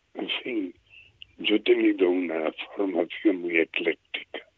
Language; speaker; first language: Spanish; native; Spanish